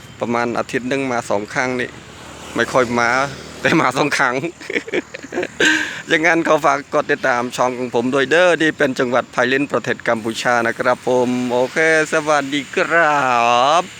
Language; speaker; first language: Thai; non-native, fluent; Khmer